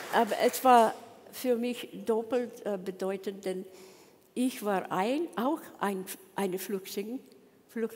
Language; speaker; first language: German; non-native, learner; English